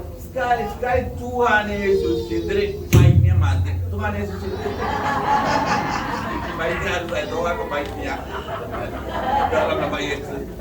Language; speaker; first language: Indonesian; non-native, learner; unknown